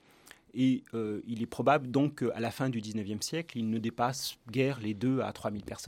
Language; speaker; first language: French; native; French